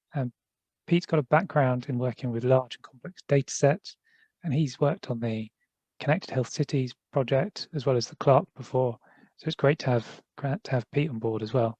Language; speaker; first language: English; native; English